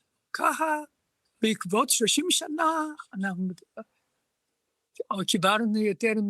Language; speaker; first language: Hebrew; non-native, learner; Japanese